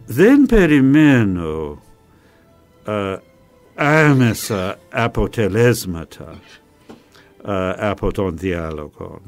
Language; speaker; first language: Greek; non-native, fluent; English